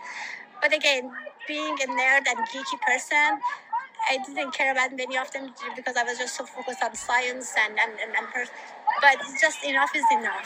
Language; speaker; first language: English; non-native, fluent; Persian